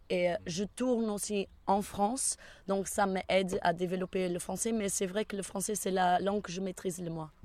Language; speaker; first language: French; non-native, fluent; Portuguese